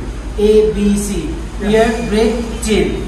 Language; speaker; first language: English; non-native, learner; Nepali